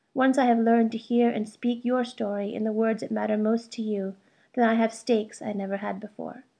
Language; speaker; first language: English; early bilingual, other home language; Malayalam